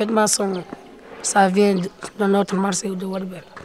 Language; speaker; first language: French; non-native, local second language; Fula